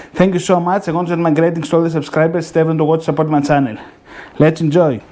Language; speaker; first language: English; non-native, learner; Greek